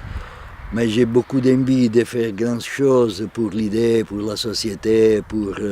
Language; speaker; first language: French; non-native, fluent; Italian